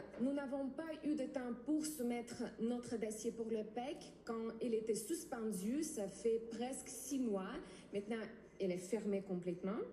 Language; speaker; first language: French; non-native, learner; Ukrainian